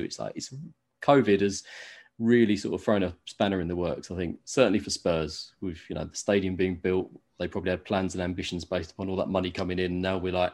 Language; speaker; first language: English; native; English